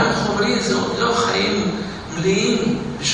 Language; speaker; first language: Hebrew; non-native, fluent; Russian